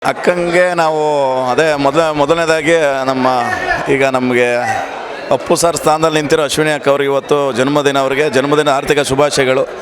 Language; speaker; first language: Kannada; native; Kannada